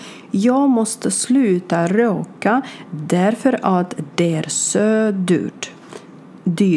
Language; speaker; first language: Swedish; non-native, learner; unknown